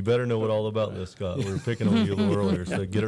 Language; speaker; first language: English; native; English